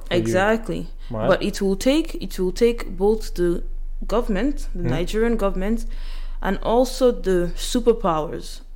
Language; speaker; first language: English; non-native, local second language; Yoruba